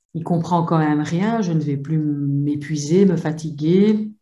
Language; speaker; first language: French; native; French